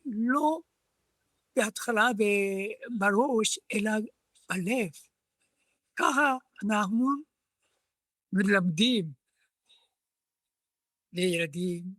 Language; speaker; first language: Hebrew; non-native, learner; Japanese